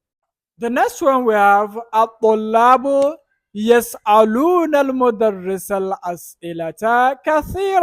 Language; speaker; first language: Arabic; non-native, fluent; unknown